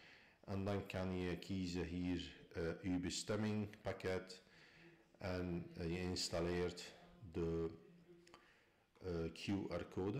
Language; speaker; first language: Dutch; non-native, fluent; Arabic